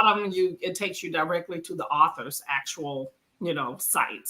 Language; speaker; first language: English; native; English